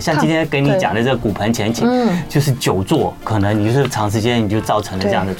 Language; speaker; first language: Chinese; native; Chinese